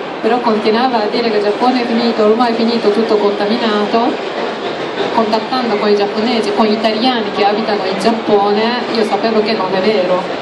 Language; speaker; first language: Italian; non-native, fluent; Japanese